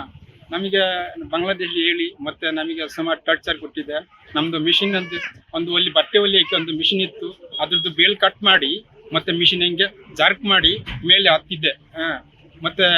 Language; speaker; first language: Kannada; non-native, learner; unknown